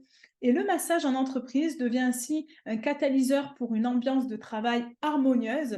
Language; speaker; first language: French; native; French